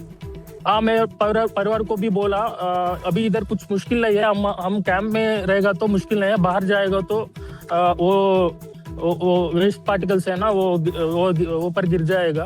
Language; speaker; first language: Hindi; non-native, local second language; Telugu